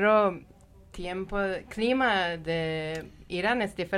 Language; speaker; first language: Spanish; non-native, learner; Persian